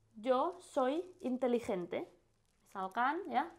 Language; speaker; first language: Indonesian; non-native, fluent; Spanish